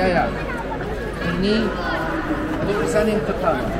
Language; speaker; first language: Indonesian; non-native, learner; Arabic